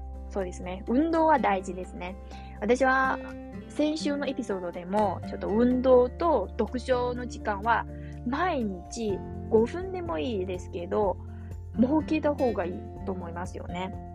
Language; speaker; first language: Japanese; non-native, fluent; Chinese